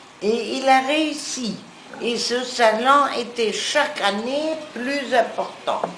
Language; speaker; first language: French; non-native, fluent; German